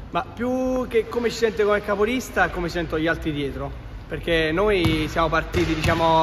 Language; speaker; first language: Italian; native; Italian